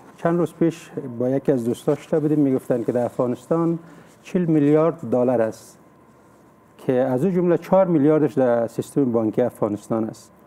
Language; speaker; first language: Persian; native; Persian